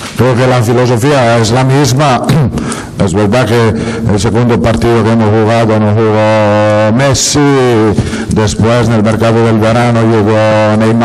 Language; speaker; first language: Spanish; non-native, fluent; Italian